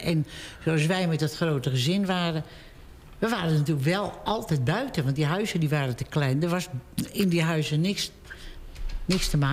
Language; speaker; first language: Dutch; native; Dutch